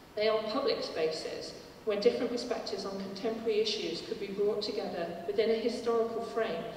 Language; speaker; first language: English; native; English